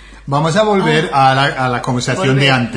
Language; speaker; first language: Spanish; non-native, fluent; English